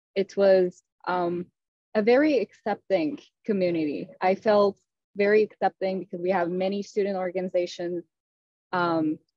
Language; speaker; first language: English; non-native, fluent; Turkish